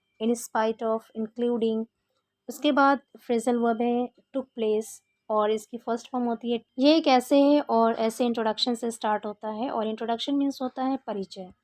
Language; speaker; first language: Hindi; native; Hindi